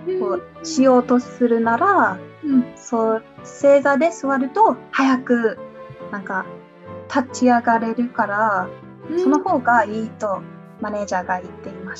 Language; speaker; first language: Japanese; non-native, fluent; English